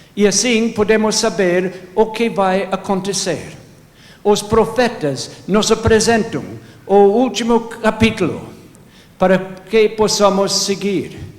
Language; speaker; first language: Portuguese; non-native, fluent; English